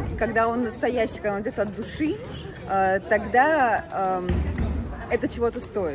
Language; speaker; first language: Russian; native; Russian